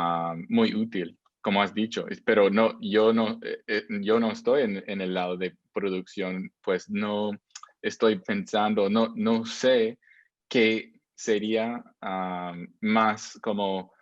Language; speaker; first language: Spanish; non-native, fluent; English